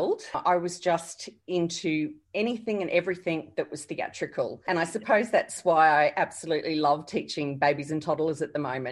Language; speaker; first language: English; native; English